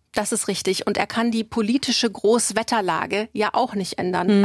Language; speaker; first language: German; native; German